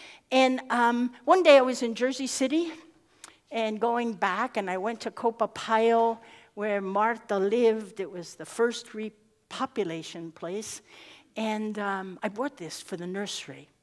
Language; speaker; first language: English; native; English